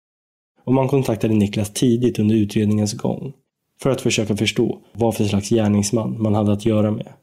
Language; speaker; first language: Swedish; native; Swedish